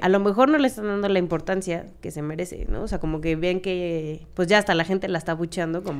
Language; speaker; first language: Spanish; native; Spanish